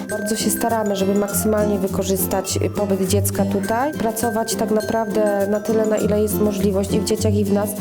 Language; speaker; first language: Polish; native; Polish